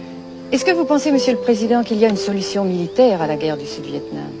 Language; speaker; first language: French; native; French